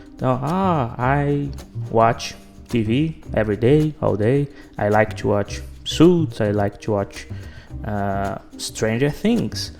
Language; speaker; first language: English; non-native, fluent; Portuguese